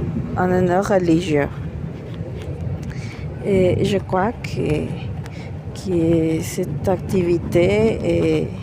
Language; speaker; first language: French; non-native, learner; Spanish